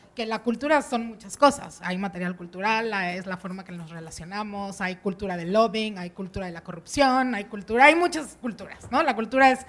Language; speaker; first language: Spanish; native; Spanish